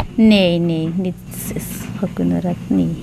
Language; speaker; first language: Dutch; non-native, local second language; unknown